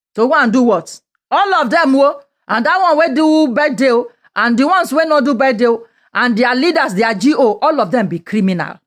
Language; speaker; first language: English; non-native, local second language; Yoruba